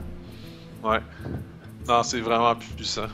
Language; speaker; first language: French; native; French